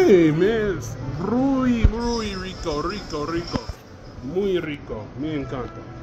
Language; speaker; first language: Spanish; non-native, learner; English